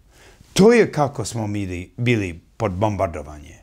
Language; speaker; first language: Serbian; early bilingual, heritage; English